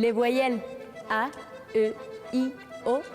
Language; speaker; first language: French; non-native, fluent; Spanish